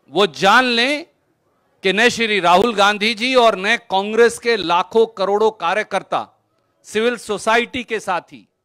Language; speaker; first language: Hindi; native; Hindi